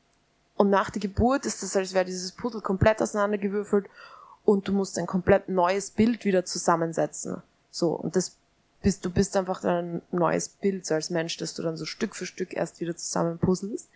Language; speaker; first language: German; native; German